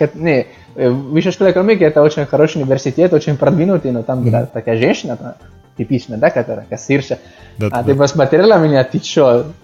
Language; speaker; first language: Russian; non-native, fluent; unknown